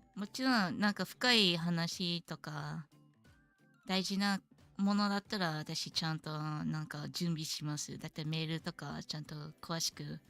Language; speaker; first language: Japanese; non-native, learner; English